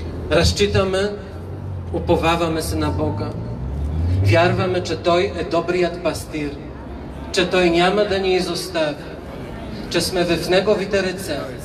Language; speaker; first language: Bulgarian; non-native, fluent; Polish